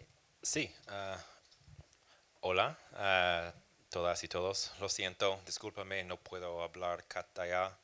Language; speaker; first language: Spanish; non-native, fluent; English